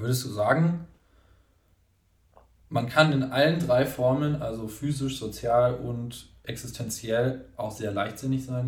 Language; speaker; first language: German; native; German